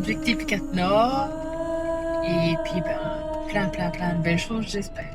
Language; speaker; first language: French; native; French